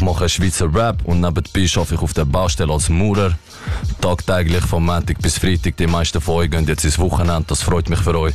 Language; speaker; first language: German; native; German